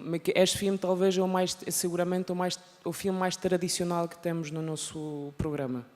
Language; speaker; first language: Portuguese; non-native, learner; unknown